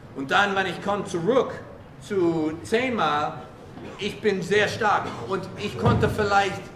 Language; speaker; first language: German; non-native, learner; English